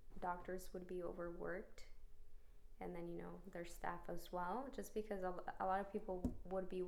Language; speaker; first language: English; early bilingual, other home language; Spanish